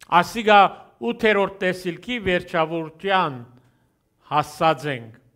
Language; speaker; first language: Armenian; early bilingual, heritage; Armenian